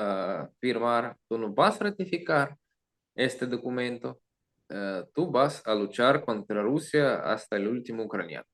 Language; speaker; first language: Spanish; non-native, learner; Russian